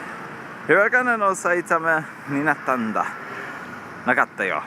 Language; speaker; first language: Japanese; non-native, learner; English